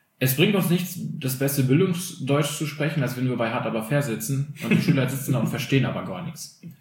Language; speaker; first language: German; early bilingual, other home language; Albanian